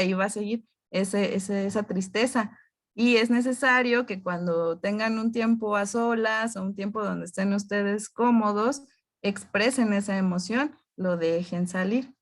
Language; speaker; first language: Spanish; native; Spanish